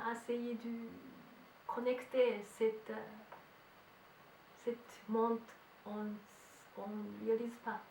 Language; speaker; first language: French; non-native, learner; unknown